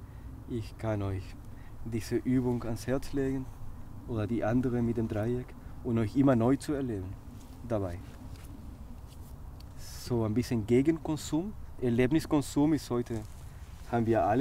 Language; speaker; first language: German; native; German